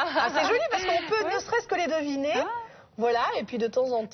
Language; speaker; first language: French; native; French